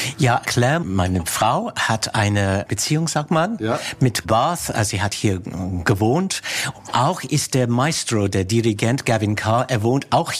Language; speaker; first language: German; non-native, fluent; English